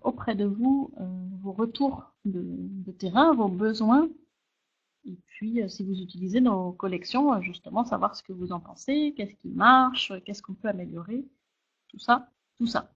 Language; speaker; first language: French; native; French